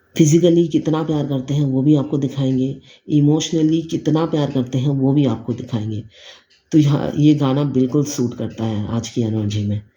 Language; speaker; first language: Hindi; native; Hindi